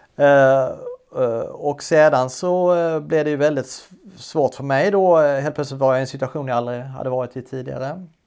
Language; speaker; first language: Swedish; native; Swedish